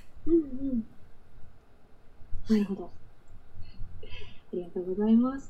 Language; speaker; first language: Japanese; native; Japanese